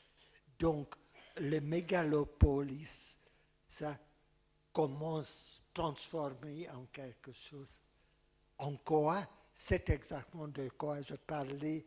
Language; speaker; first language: French; non-native, fluent; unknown